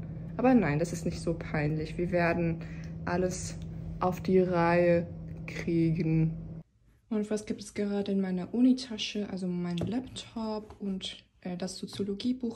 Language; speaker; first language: German; non-native, fluent; Turkish